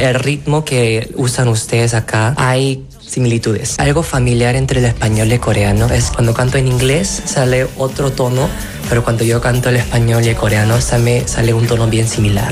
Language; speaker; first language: Spanish; non-native, learner; Korean